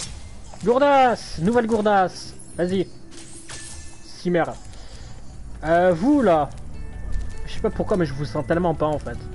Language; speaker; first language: French; native; French